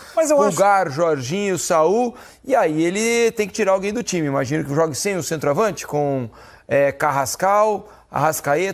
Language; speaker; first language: Portuguese; native; Portuguese